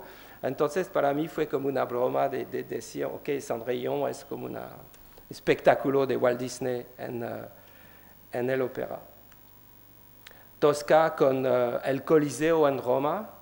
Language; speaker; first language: Spanish; non-native, learner; French